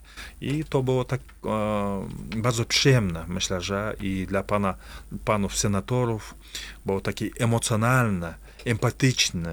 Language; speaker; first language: Polish; non-native, fluent; Kazakh